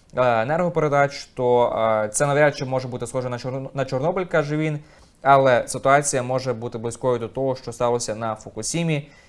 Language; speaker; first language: Ukrainian; native; Ukrainian